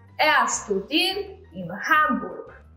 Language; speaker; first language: German; non-native, fluent; Polish